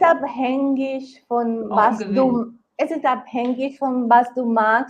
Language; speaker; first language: German; non-native, learner; Spanish